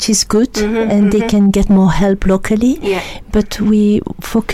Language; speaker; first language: English; non-native, fluent; French